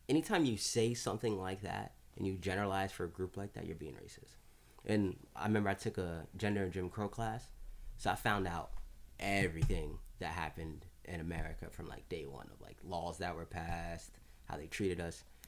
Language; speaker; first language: English; native; English